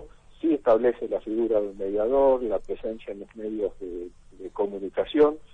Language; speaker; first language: Spanish; native; Spanish